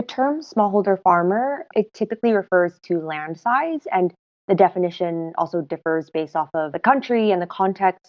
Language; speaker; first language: English; non-native, local second language; Cantonese